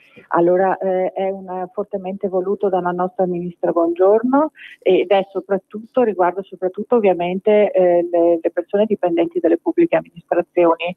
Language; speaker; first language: Italian; native; Italian